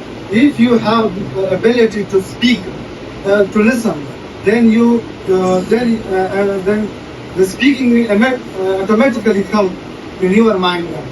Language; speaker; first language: English; non-native, learner; Urdu